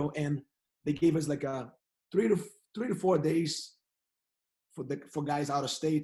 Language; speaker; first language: English; non-native, fluent; Portuguese